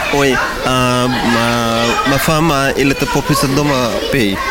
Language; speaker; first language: French; non-native, learner; Bangla